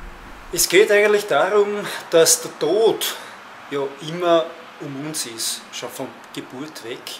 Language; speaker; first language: German; native; German